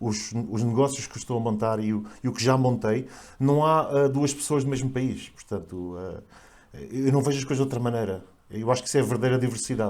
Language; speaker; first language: Portuguese; native; Portuguese